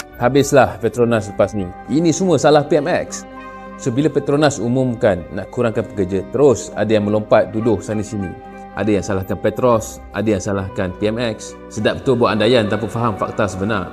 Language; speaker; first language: Malay; native; Malay